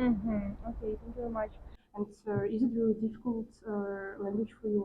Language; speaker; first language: English; non-native, fluent; Russian